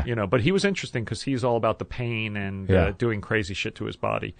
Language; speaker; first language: English; native; English